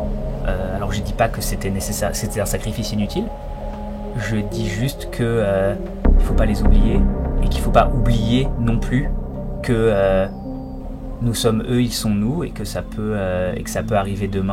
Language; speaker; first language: French; native; French